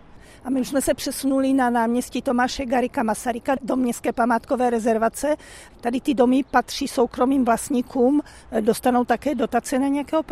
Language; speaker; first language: Czech; native; Czech